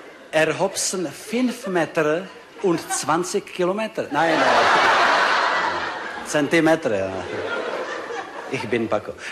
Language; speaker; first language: German; non-native, learner; Czech